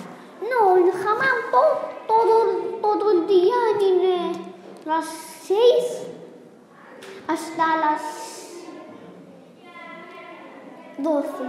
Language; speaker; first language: Spanish; non-native, learner; Arabic